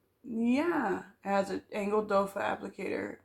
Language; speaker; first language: English; native; English